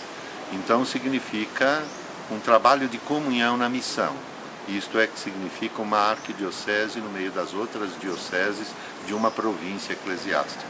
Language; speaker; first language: Portuguese; native; Portuguese